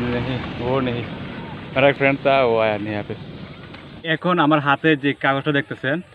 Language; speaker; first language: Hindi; non-native, learner; Bangla